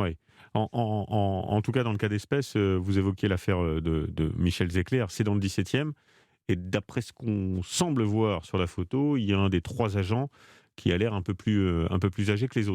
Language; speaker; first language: French; native; French